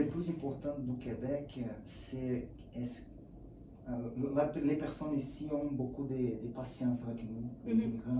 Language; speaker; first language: French; non-native, learner; Portuguese